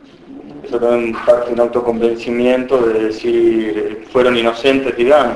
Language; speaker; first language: Spanish; native; Spanish